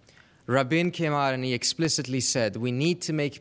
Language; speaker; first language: English; non-native, fluent; Persian